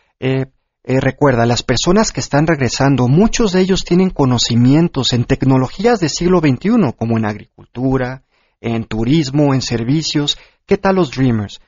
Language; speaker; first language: Spanish; early bilingual, heritage; Spanish